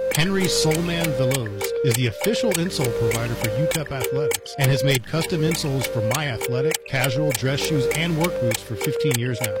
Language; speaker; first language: English; native; English